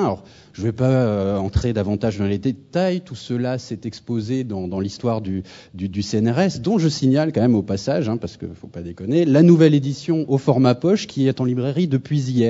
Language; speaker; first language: French; native; French